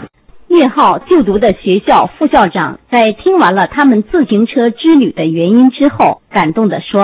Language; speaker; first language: Chinese; native; Chinese